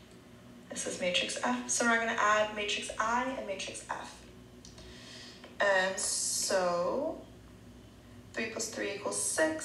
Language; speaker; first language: English; native; English